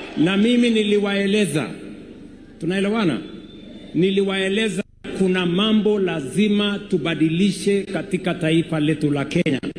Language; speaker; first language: Swahili; non-native, local second language; Kalenjin